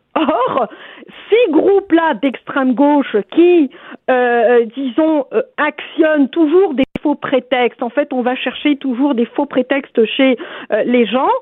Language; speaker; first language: French; non-native, local second language; Arabic